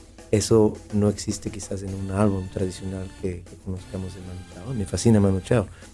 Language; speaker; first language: Spanish; native; Spanish